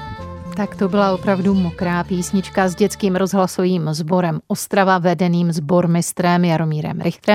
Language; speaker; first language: Czech; native; Czech